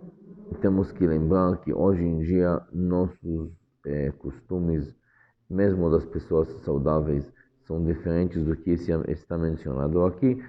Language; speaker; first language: Portuguese; non-native, fluent; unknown